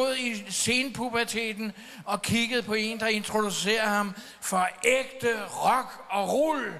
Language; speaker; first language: Danish; native; Danish